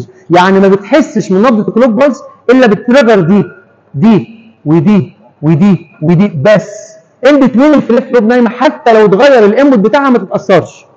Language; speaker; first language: Arabic; native; Arabic